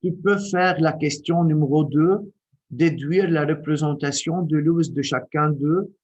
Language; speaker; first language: French; non-native, local second language; Arabic